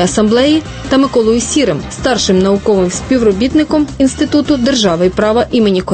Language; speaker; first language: Ukrainian; native; Ukrainian